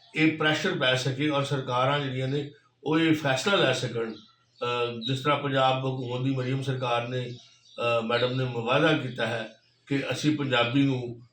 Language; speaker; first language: Punjabi; native; Punjabi